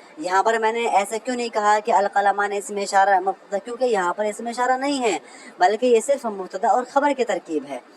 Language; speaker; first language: Urdu; native; Urdu